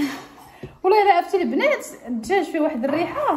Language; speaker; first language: Arabic; native; Arabic